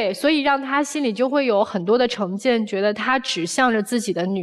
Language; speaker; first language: Chinese; native; Chinese